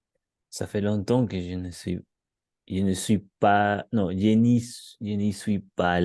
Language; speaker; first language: French; non-native, learner; Spanish